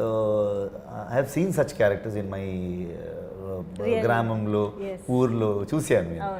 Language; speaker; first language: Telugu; non-native, learner; Kannada